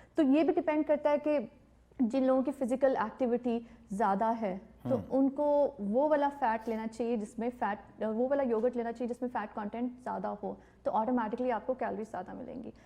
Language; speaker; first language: Urdu; native; Urdu